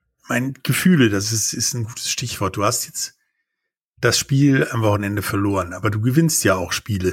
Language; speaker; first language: German; native; German